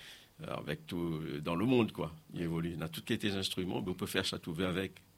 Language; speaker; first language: French; non-native, local second language; Réunion Creole French